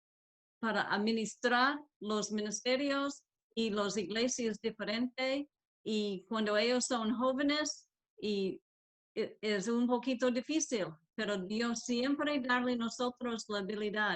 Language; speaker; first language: Spanish; non-native, learner; English